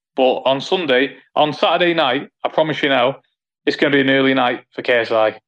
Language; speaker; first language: English; native; English